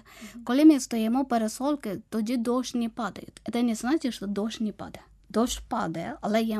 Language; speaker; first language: Ukrainian; non-native, fluent; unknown